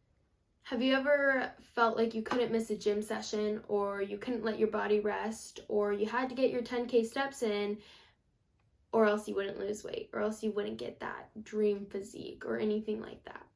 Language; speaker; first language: English; native; English